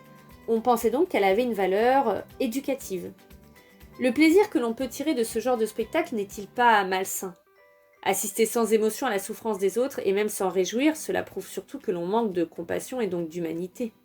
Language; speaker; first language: French; native; French